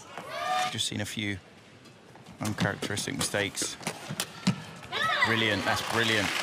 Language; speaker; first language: English; native; English